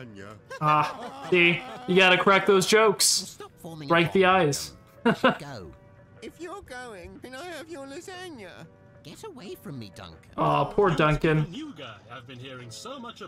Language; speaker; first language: English; native; English